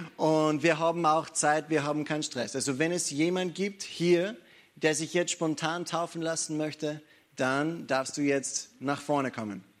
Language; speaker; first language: German; native; German